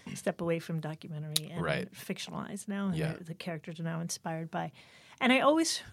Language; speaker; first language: English; native; English